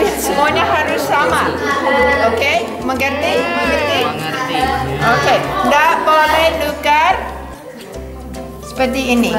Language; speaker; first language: Indonesian; non-native, learner; English